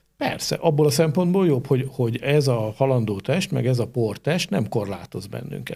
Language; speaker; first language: Hungarian; native; Hungarian